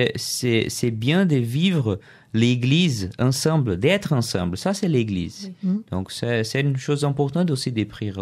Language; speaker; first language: French; non-native, learner; Portuguese